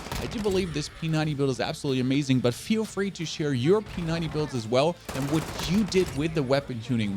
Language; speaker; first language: English; non-native, fluent; German